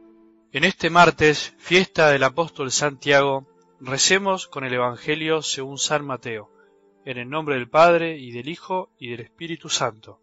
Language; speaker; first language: Spanish; native; Spanish